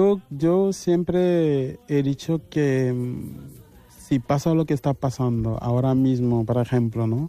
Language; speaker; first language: Spanish; non-native, fluent; Wolof